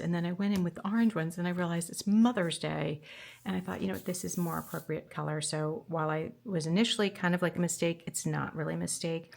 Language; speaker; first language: English; native; English